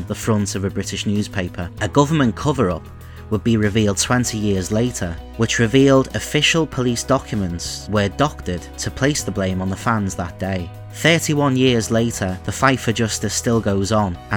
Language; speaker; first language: English; native; English